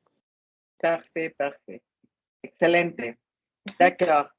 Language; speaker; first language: French; non-native, fluent; Spanish